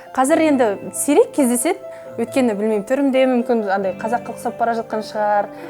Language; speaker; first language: Kazakh; non-native, local second language; Russian